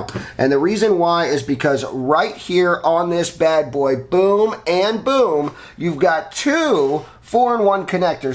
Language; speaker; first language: English; native; English